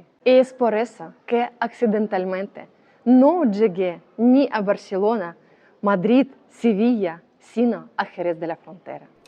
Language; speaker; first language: Spanish; non-native, learner; Russian